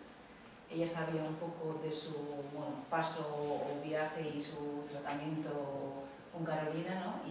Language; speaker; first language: Spanish; native; Spanish